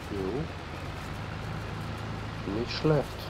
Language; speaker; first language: German; non-native, fluent; Slovenian